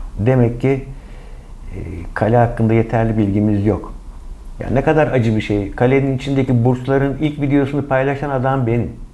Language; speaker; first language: Turkish; native; Turkish